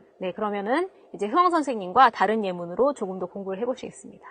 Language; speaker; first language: Korean; native; Korean